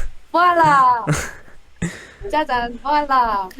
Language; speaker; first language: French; non-native, learner; Korean